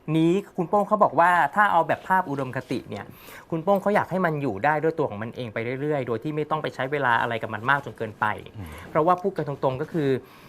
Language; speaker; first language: Thai; native; Thai